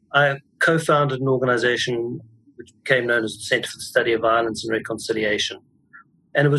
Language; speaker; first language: English; native; English